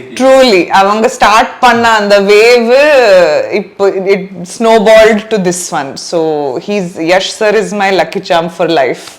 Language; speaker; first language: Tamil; non-native, learner; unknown